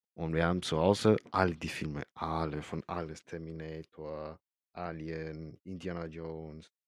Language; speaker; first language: German; early bilingual, other home language; Spanish